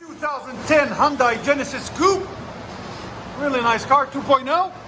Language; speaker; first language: English; early bilingual, heritage; Spanish